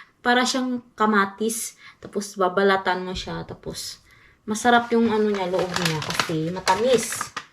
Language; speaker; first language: Filipino; non-native, local second language; Cebuano